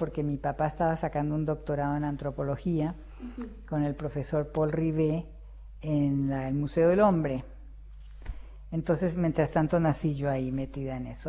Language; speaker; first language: Spanish; early bilingual, other home language; Russian